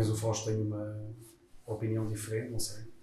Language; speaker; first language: Portuguese; native; Portuguese